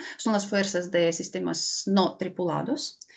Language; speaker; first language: Spanish; non-native, fluent; Ukrainian